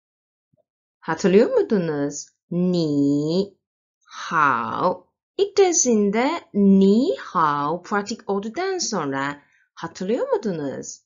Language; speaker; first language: Turkish; non-native, learner; Chinese